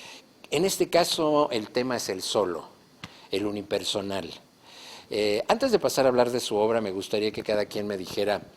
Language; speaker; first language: Spanish; native; Spanish